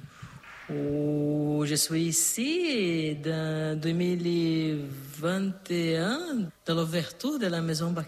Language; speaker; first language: French; non-native, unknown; Portuguese